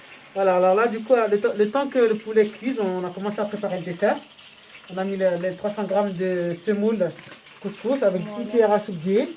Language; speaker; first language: French; native; French